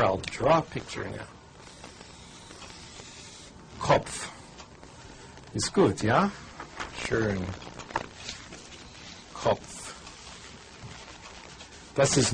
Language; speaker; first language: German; non-native, fluent; English